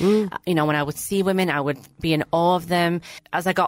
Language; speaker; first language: English; native; English